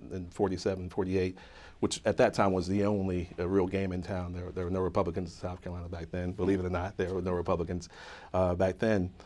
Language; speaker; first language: English; native; English